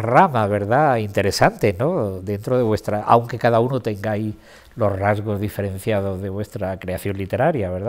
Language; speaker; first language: Spanish; native; Spanish